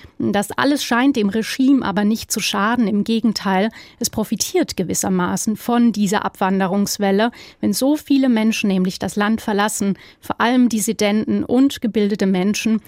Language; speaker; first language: German; native; German